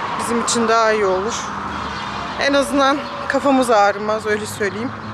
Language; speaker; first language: Turkish; early bilingual, heritage; Turkish